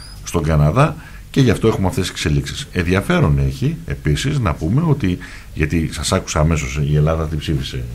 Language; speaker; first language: Greek; native; Greek